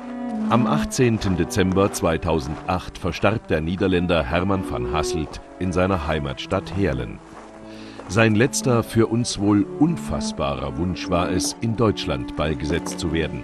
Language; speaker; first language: German; native; German